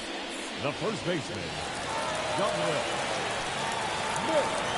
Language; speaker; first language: English; native; English